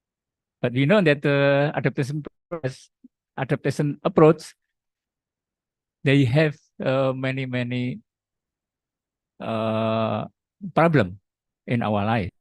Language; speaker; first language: English; non-native, learner; Indonesian